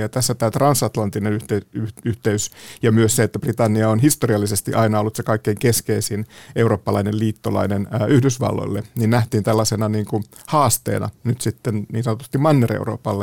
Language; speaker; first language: Finnish; native; Finnish